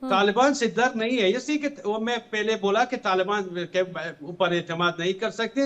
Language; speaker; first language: Hindi; non-native, fluent; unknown